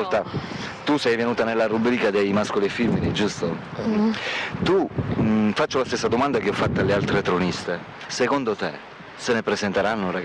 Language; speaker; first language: Italian; native; Italian